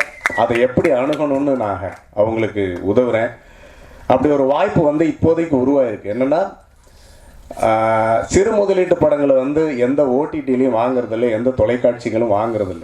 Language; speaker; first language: Tamil; native; Tamil